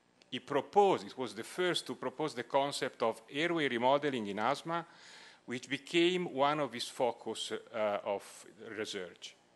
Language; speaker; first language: English; non-native, fluent; Italian